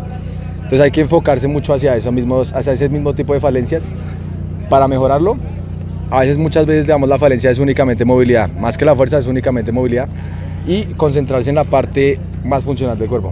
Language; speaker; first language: Spanish; native; Spanish